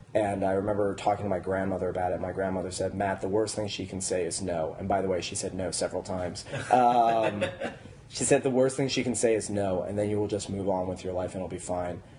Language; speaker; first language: English; native; English